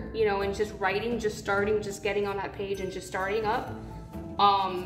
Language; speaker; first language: English; native; English